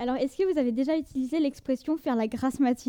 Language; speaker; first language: French; native; French